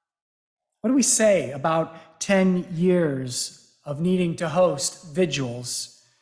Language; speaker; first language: English; native; English